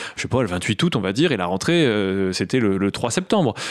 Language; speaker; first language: French; native; French